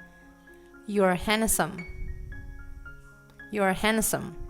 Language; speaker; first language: English; non-native, fluent; Indonesian